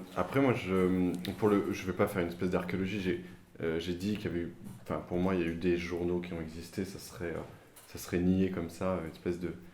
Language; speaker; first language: French; native; French